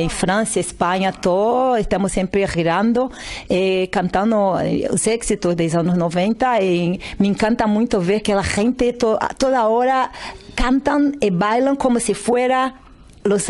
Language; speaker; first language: Spanish; non-native, learner; Portuguese